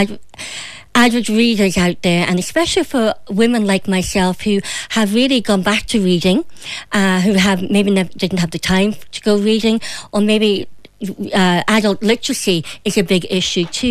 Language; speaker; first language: English; native; English